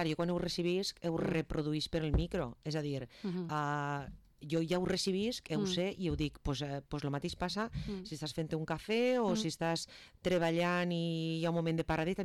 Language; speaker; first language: Catalan; native; Catalan